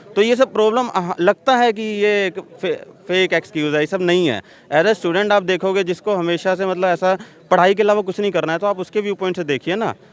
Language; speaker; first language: Hindi; native; Hindi